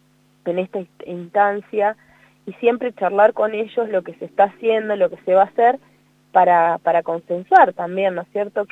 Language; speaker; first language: Spanish; native; Spanish